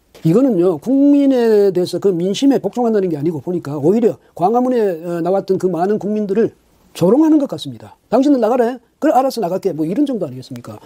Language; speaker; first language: Korean; native; Korean